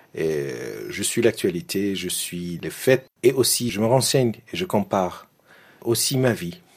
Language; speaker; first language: French; non-native, fluent; Persian